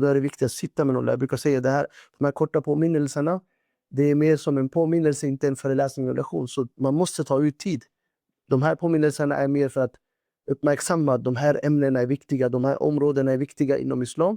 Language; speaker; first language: Swedish; non-native, fluent; Urdu